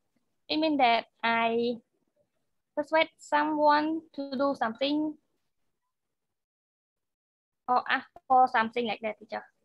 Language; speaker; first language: English; non-native, learner; Khmer